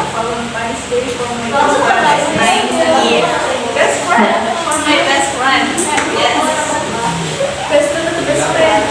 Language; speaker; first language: English; non-native, learner; Indonesian